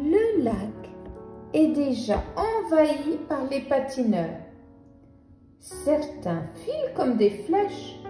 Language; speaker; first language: French; native; French